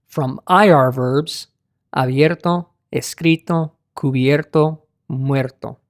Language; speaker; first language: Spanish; non-native, learner; English